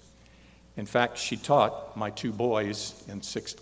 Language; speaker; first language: English; native; English